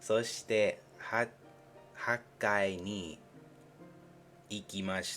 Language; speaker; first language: Japanese; non-native, learner; English